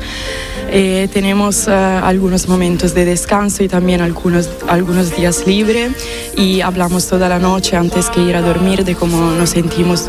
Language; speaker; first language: Spanish; non-native, fluent; Italian